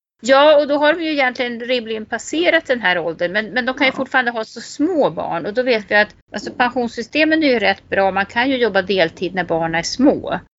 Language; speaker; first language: Swedish; native; Swedish